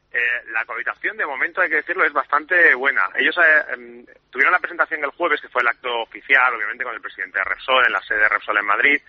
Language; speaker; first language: Spanish; native; Spanish